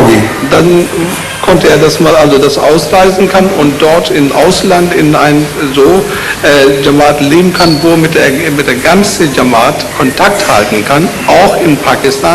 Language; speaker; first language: German; non-native, learner; Urdu